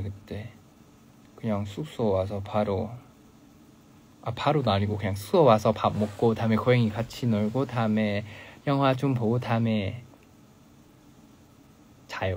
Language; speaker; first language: Korean; non-native, fluent; Thai